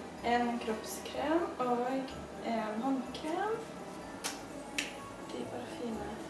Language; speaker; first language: Norwegian; native; Norwegian